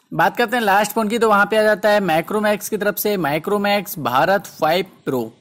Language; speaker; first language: Hindi; native; Hindi